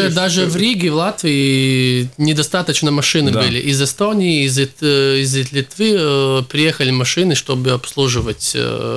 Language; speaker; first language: Russian; non-native, local second language; Latvian